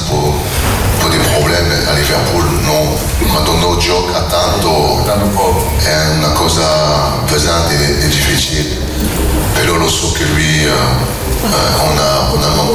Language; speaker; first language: Italian; non-native, learner; French